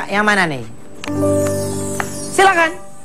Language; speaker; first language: Indonesian; native; Indonesian